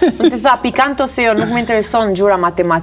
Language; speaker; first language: Albanian; early bilingual, heritage; Albanian